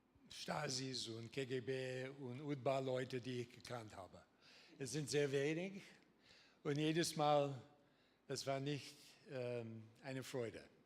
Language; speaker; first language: German; non-native, learner; English